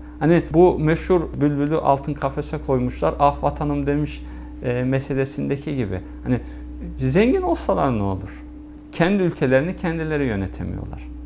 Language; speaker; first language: Turkish; native; Turkish